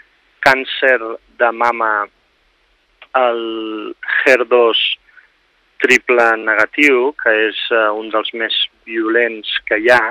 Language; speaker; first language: Catalan; native; Catalan